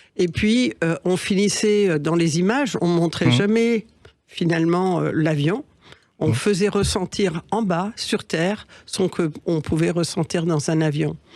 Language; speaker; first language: French; early bilingual, other home language; Catalan